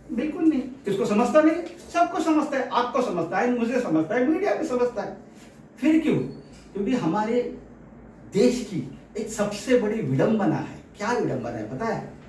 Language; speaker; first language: Hindi; native; Hindi